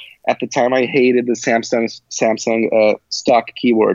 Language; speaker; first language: English; early bilingual, other home language; Portuguese